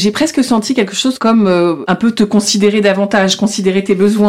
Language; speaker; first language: French; native; French